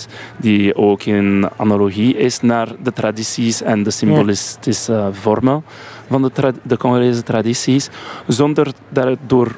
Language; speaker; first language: Dutch; non-native, local second language; French